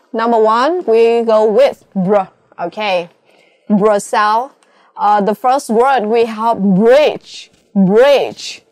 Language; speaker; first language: English; non-native, fluent; Vietnamese